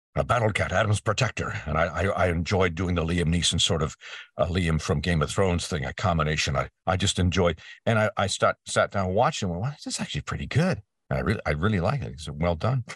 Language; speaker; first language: English; native; English